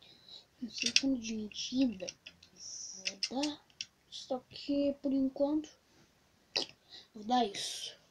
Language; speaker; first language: Portuguese; native; Portuguese